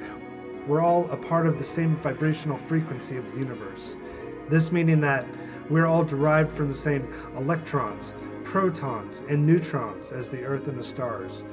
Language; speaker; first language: English; native; English